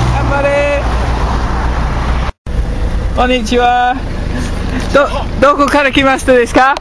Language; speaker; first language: Japanese; non-native, learner; English